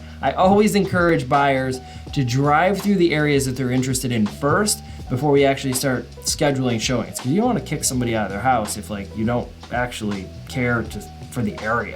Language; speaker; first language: English; native; English